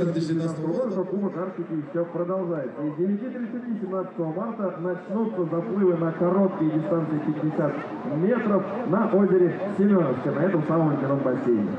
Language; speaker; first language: Russian; native; Russian